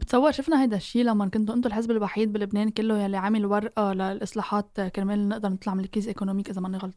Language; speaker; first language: Arabic; native; Arabic